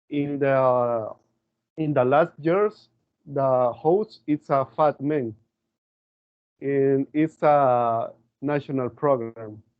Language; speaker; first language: English; non-native, learner; Spanish